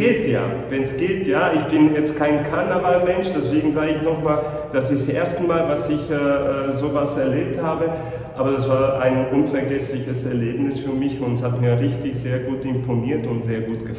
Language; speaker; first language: German; non-native, fluent; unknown